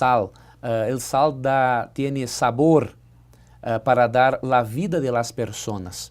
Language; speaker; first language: Spanish; non-native, fluent; Portuguese